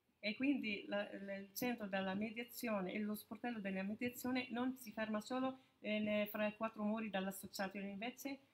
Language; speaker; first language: Italian; non-native, fluent; Arabic